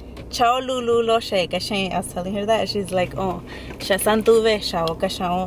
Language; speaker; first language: English; early bilingual, other home language; Spanish